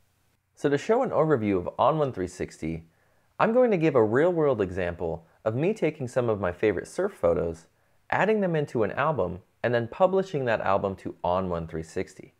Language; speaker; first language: English; native; English